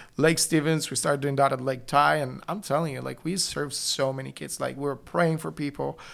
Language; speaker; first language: English; non-native, fluent; Bulgarian